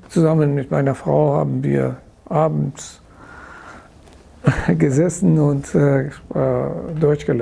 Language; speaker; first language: German; non-native, fluent; Persian